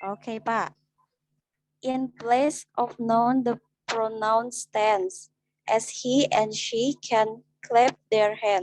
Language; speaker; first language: English; non-native, learner; Indonesian